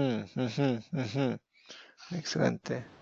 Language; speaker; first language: Spanish; non-native, fluent; English